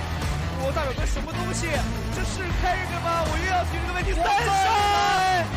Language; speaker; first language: Chinese; native; Chinese